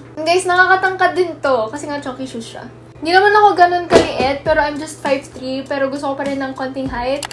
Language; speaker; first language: Filipino; native; Filipino